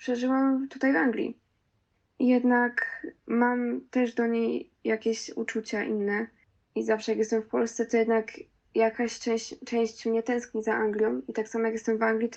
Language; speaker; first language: Polish; early bilingual, other home language; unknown